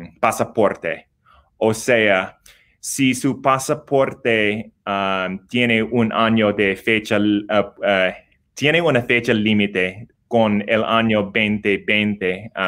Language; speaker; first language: Spanish; non-native, learner; English